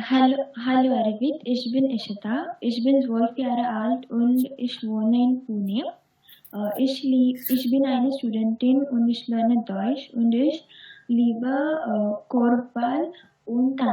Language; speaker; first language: German; non-native, learner; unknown